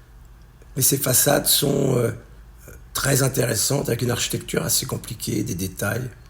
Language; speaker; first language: French; native; French